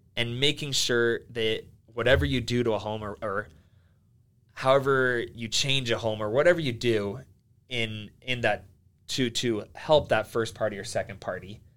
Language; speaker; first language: English; early bilingual, other home language; Finnish